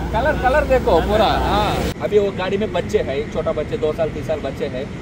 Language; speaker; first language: Hindi; non-native, local second language; Telugu